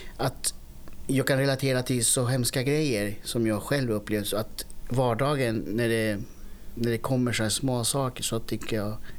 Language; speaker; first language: Swedish; early bilingual, other home language; Spanish